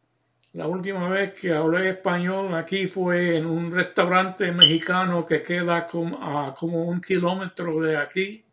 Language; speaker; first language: Spanish; non-native, fluent; English